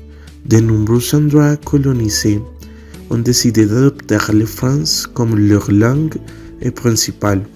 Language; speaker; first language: French; non-native, learner; Spanish